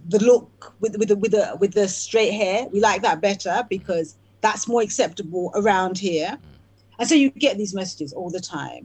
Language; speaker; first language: English; native; English